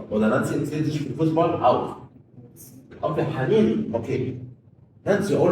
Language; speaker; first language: German; non-native, fluent; Arabic